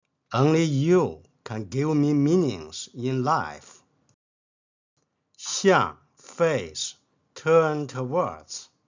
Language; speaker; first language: English; non-native, fluent; Chinese